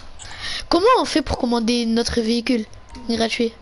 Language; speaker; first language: French; native; French